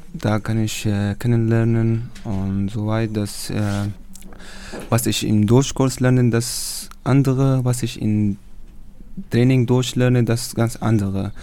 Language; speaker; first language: German; non-native, learner; Persian